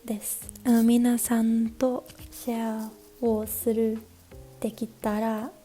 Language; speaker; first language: Japanese; non-native, learner; English